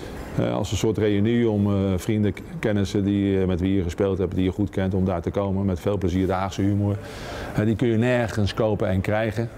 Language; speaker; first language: Dutch; native; Dutch